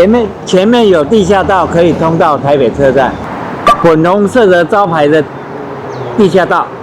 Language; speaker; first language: Chinese; native; Chinese